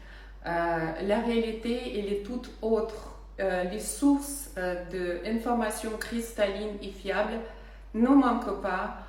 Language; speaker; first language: French; non-native, fluent; Russian